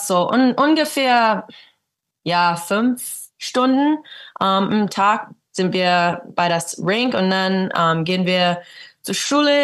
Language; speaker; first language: German; early bilingual, heritage; English